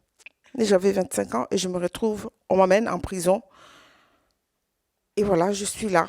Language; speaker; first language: French; non-native, local second language; Swahili